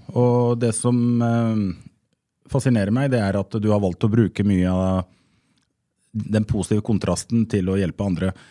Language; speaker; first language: Norwegian; native; Norwegian